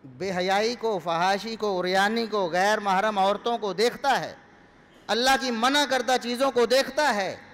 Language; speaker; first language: Urdu; non-native, local second language; Punjabi